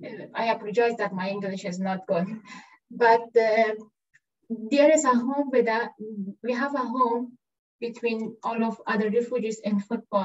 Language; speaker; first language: English; non-native, learner; Persian